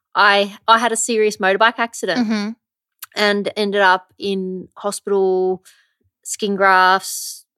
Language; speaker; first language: English; native; English